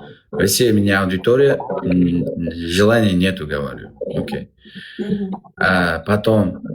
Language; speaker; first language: Russian; non-native, learner; Uzbek